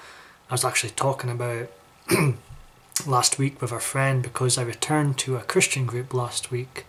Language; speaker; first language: English; native; English